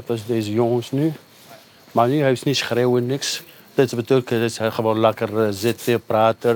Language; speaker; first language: Dutch; non-native, learner; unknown